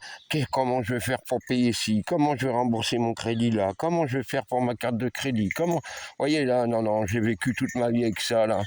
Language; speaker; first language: French; native; French